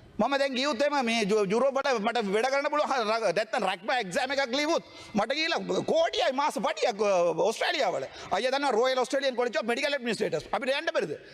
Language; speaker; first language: Sinhala; non-native, local second language; Tamil